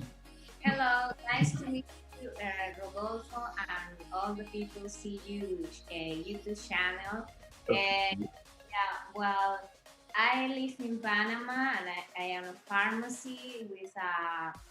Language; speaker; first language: English; non-native, learner; Spanish